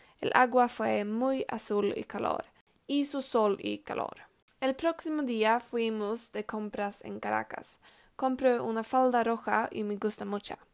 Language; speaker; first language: Spanish; non-native, learner; Swedish